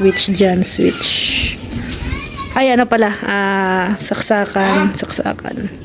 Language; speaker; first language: Filipino; native; Filipino